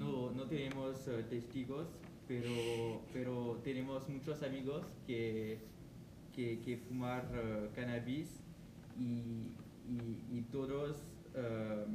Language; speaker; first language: Spanish; non-native, learner; French